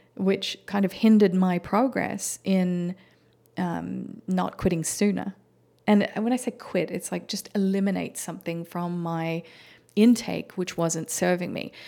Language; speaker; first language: English; native; English